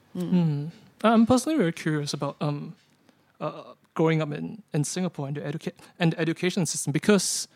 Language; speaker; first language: English; native; English